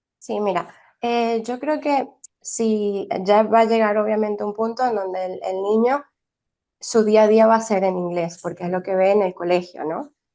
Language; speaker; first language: Spanish; early bilingual, heritage; Spanish